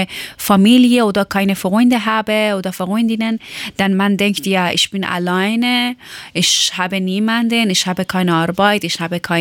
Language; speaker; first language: German; non-native, learner; Persian